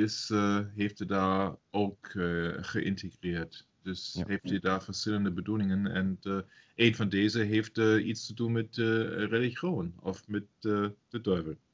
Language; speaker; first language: Dutch; non-native, fluent; German